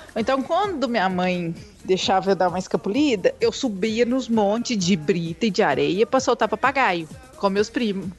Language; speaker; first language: Portuguese; native; Portuguese